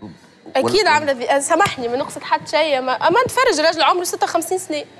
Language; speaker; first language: Arabic; native; Arabic